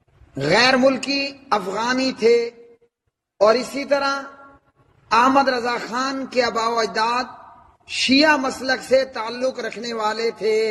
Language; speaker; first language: Urdu; native; Urdu